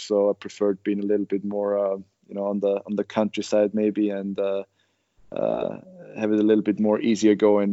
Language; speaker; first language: English; non-native, fluent; German